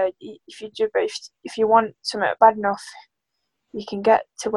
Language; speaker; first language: English; native; English